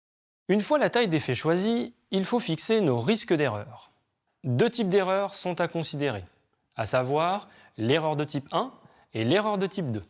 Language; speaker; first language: French; native; French